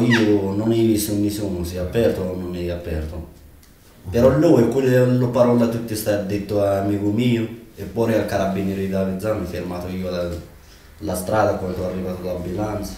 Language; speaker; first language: Italian; non-native, learner; Arabic